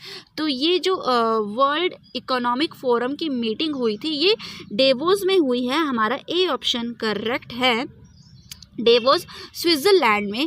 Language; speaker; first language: Hindi; native; Hindi